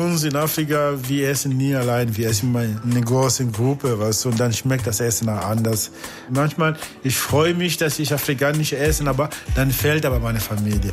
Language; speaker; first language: German; non-native, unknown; Portuguese